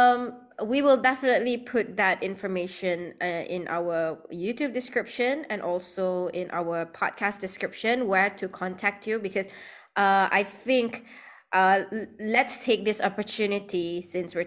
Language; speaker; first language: English; non-native, local second language; Malay